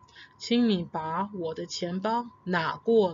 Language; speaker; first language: Chinese; non-native, fluent; English